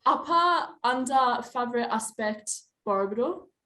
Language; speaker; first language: Indonesian; non-native, learner; English